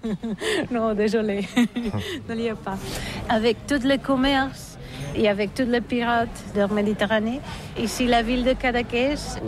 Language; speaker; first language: French; non-native, learner; Catalan